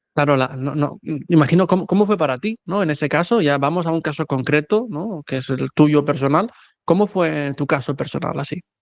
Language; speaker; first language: Spanish; native; Spanish